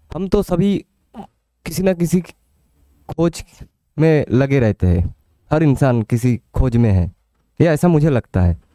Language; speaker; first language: Hindi; non-native, local second language; Bangla